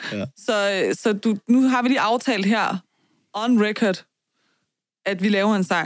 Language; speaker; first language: Danish; early bilingual, other home language; Persian